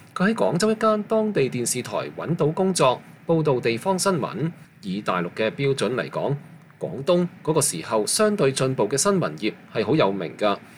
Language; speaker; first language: Chinese; non-native, local second language; Cantonese